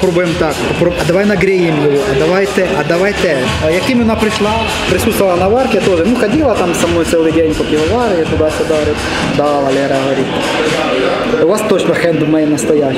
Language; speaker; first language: Russian; native; Russian